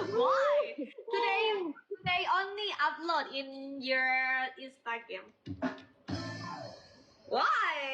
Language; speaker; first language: English; non-native, learner; Korean